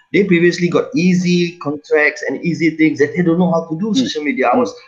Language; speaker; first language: English; non-native, local second language; Malay